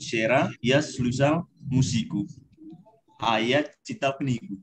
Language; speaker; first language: Russian; non-native, learner; Indonesian